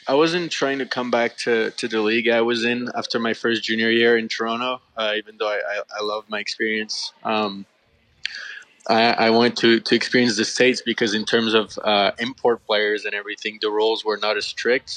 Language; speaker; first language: English; non-native, fluent; French